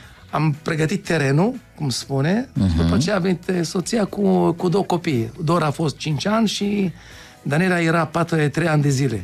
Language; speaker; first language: Romanian; non-native, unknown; Hebrew